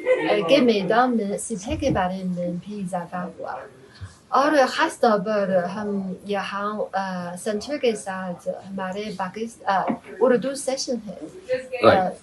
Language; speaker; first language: Hindi; non-native, fluent; Chinese